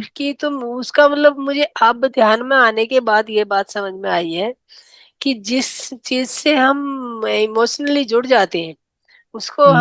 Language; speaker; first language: Hindi; native; Hindi